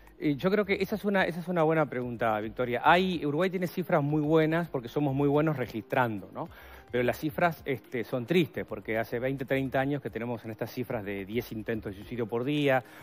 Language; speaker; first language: Spanish; native; Spanish